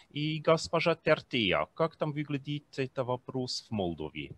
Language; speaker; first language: Russian; non-native, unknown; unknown